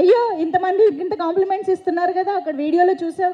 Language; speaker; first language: Telugu; native; Telugu